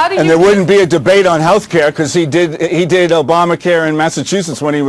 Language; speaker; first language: English; native; English